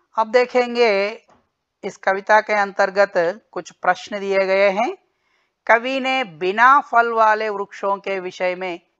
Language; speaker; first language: Hindi; non-native, local second language; Telugu